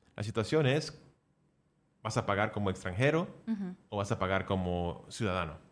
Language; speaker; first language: Spanish; early bilingual, heritage; Spanish